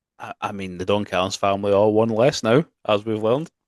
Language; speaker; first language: English; native; English